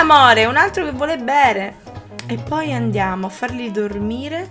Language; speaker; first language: Italian; native; Italian